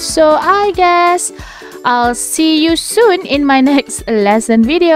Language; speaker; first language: English; non-native, local second language; Malay